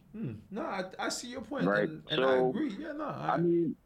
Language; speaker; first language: English; non-native, local second language; French